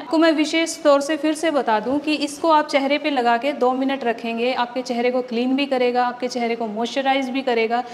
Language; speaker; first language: Hindi; native; Hindi